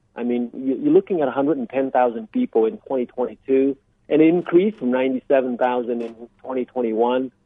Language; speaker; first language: English; early bilingual, other home language; Vietnamese